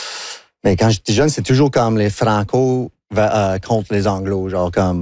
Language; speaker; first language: French; non-native, local second language; English